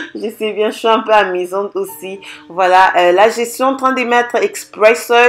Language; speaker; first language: French; non-native, local second language; Lingala